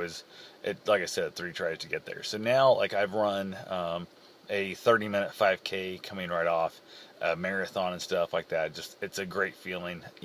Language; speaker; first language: English; native; English